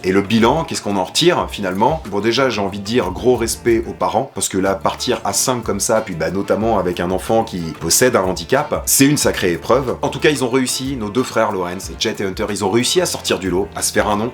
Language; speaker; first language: French; native; French